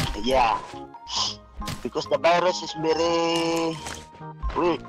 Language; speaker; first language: English; non-native, local second language; Cebuano